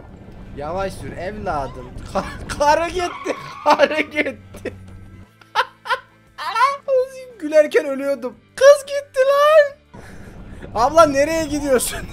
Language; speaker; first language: Turkish; native; Turkish